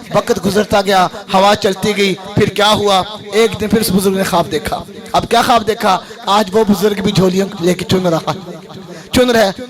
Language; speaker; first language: Urdu; non-native, local second language; Punjabi